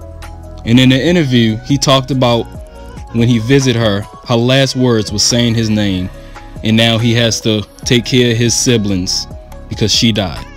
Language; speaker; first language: English; native; English